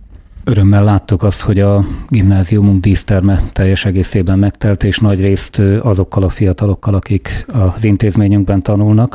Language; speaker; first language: Hungarian; native; Hungarian